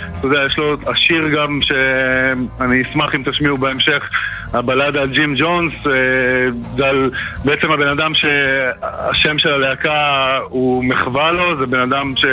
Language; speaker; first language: Hebrew; native; Hebrew